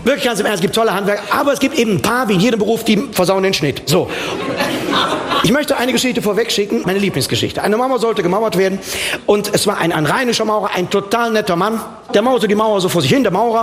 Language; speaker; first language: German; native; German